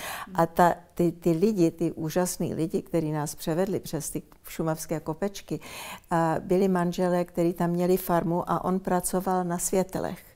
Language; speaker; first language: Czech; early bilingual, heritage; Czech